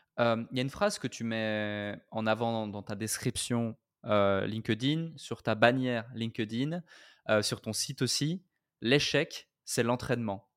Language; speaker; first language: French; native; French